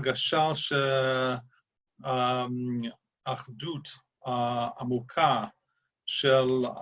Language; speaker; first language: Hebrew; non-native, fluent; English